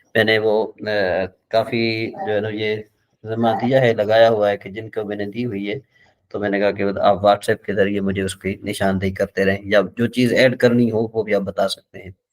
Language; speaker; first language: Urdu; non-native, local second language; Sindhi